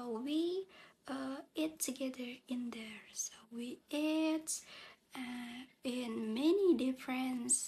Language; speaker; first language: English; non-native, learner; Indonesian